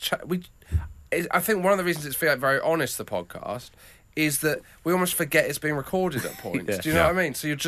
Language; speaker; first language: English; native; English